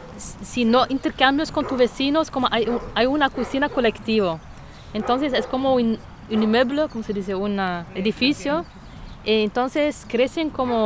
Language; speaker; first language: Spanish; non-native, learner; French